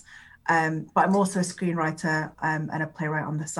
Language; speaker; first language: English; non-native, local second language; Urdu